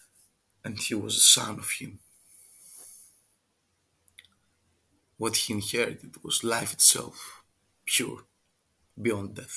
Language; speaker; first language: English; non-native, fluent; Greek